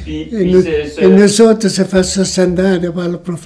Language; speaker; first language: French; non-native, learner; Italian